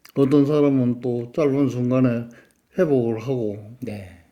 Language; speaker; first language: Korean; native; Korean